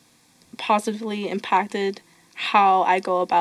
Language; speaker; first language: English; native; English